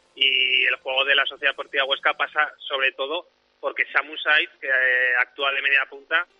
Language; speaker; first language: Spanish; native; Spanish